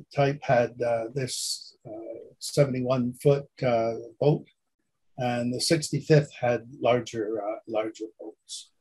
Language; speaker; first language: English; native; English